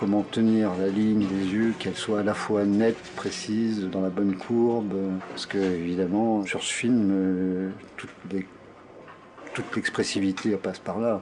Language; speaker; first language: French; native; French